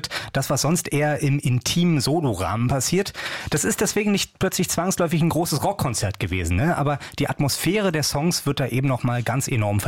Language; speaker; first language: German; native; German